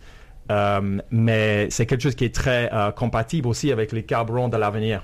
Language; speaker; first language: French; non-native, fluent; English